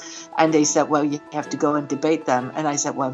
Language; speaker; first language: English; non-native, local second language; Cantonese